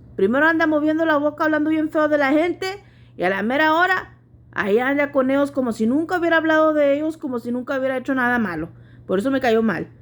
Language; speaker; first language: Spanish; early bilingual, heritage; Spanish